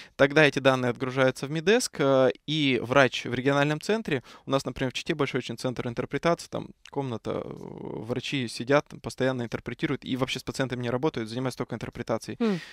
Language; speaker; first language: Russian; native; Russian